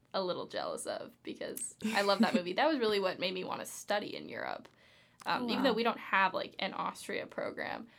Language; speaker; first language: English; native; English